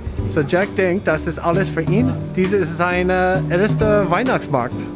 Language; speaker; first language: German; non-native, learner; English